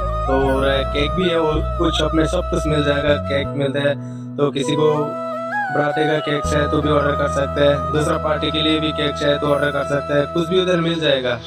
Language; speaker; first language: Hindi; non-native, local second language; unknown